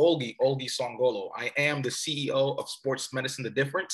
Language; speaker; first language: English; early bilingual, other home language; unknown